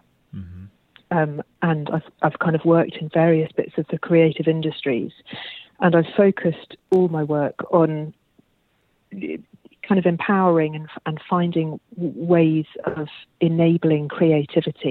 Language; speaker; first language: English; native; English